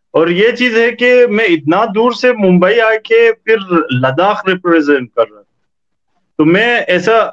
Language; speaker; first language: Hindi; native; Hindi